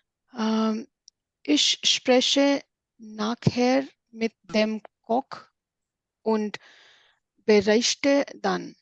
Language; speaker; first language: German; non-native, learner; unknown